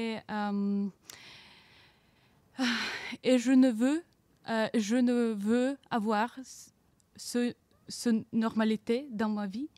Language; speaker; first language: French; non-native, learner; Ukrainian